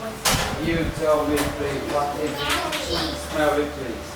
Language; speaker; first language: English; non-native, learner; Vietnamese